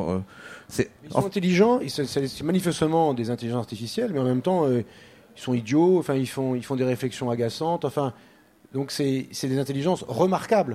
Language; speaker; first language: French; native; French